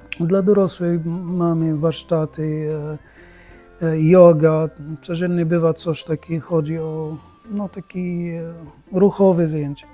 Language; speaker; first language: Polish; non-native, learner; Arabic